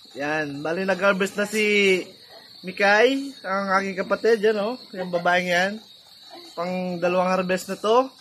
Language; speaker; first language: Filipino; non-native, local second language; Hiligaynon